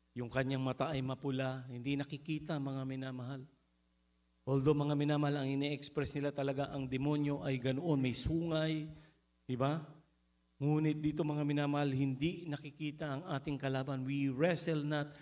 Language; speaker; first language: Filipino; native; Filipino